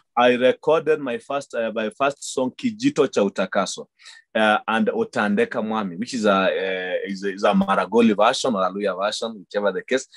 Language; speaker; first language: English; non-native, local second language; Luyia